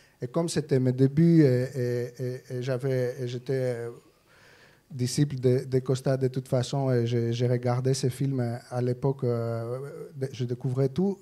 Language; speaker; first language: French; non-native, fluent; Greek